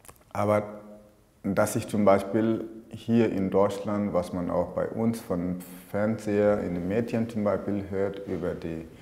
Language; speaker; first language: German; non-native, fluent; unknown